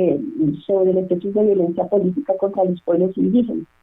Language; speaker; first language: Spanish; native; Spanish